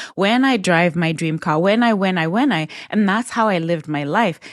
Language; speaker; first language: English; non-native, local second language; Shona